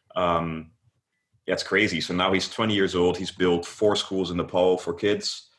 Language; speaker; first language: English; non-native, fluent; Dutch